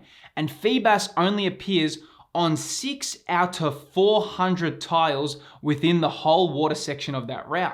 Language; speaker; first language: English; native; English